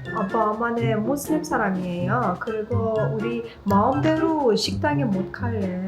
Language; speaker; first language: Korean; non-native, learner; Persian